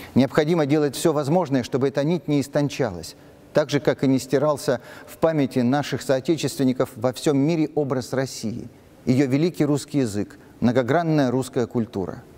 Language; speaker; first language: Russian; native; Russian